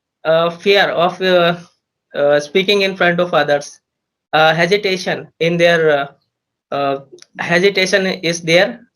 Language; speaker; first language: English; non-native, learner; Hindi